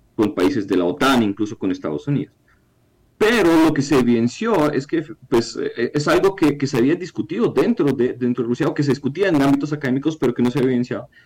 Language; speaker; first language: Spanish; non-native, fluent; Ukrainian